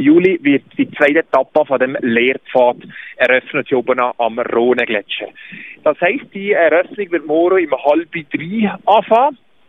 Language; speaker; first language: German; native; German